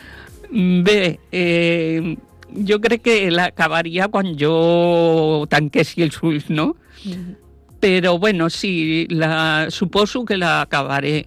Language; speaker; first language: Catalan; non-native, local second language; Spanish